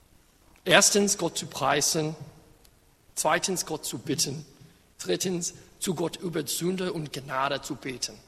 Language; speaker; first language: German; non-native, fluent; English